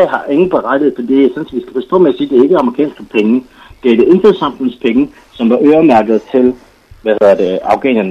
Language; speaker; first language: Danish; non-native, fluent; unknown